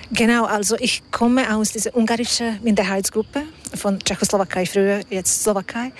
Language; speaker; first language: German; non-native, fluent; Hungarian